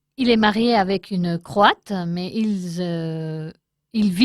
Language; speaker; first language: French; non-native, learner; Spanish